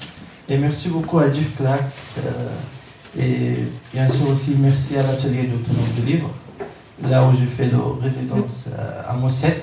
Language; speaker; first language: French; non-native, learner; Arabic